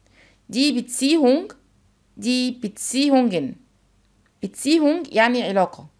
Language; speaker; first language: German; non-native, fluent; Arabic